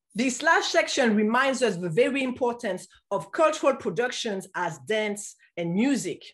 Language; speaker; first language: English; non-native, fluent; French